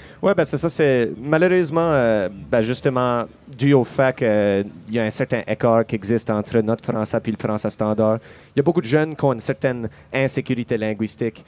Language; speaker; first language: French; native; French